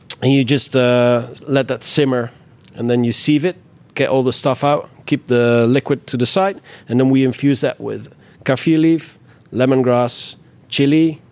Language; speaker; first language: English; non-native, fluent; Dutch